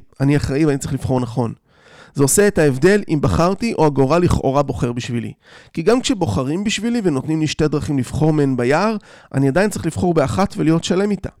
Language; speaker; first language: Hebrew; native; Hebrew